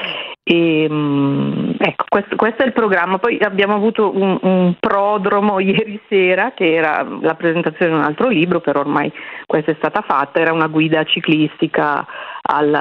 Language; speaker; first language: Italian; native; Italian